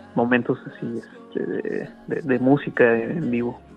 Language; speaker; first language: Spanish; native; Spanish